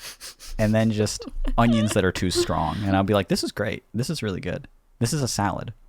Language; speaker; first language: English; native; English